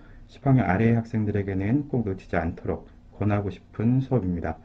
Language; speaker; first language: Korean; native; Korean